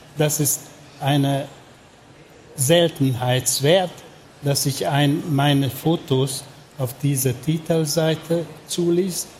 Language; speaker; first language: German; non-native, fluent; Hungarian